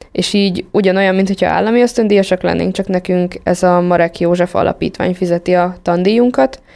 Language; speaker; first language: Hungarian; native; Hungarian